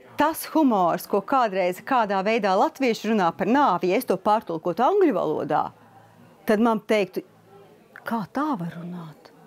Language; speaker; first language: Latvian; native; Latvian